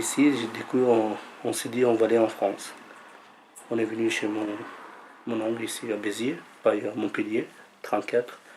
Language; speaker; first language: French; non-native, fluent; Albanian